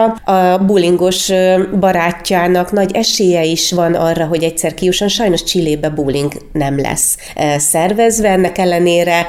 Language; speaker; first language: Hungarian; native; Hungarian